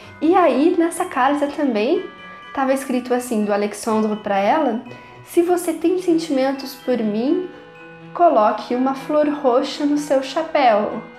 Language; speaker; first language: Portuguese; native; Portuguese